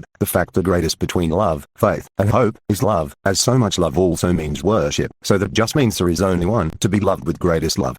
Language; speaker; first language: English; non-native, local second language; Filipino